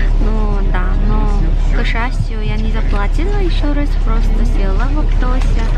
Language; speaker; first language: Russian; non-native, learner; Korean